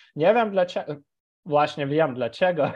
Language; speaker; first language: Polish; non-native, fluent; Ukrainian